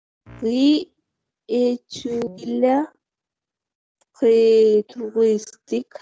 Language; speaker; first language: French; non-native, learner; Spanish